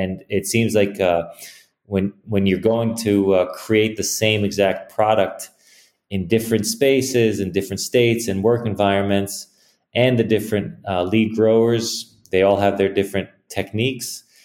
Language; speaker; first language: English; early bilingual, other home language; Hebrew